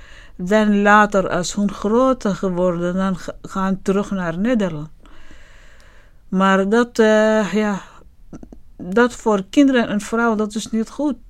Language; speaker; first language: Dutch; non-native, learner; Arabic